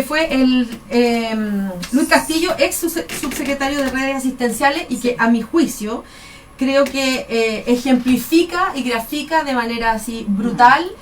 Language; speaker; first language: Spanish; native; Spanish